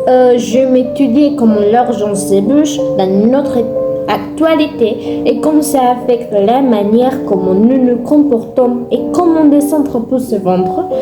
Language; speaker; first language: French; non-native, learner; Spanish